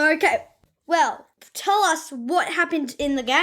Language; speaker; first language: English; native; English